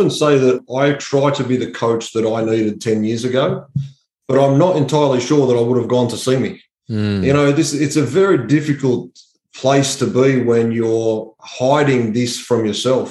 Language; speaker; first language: English; native; English